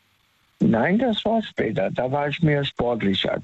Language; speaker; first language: German; native; German